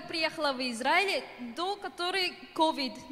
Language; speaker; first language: Russian; non-native, fluent; Korean